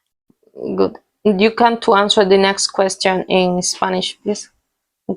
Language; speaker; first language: English; non-native, learner; Spanish